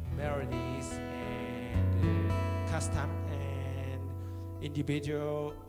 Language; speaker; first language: English; non-native, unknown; Japanese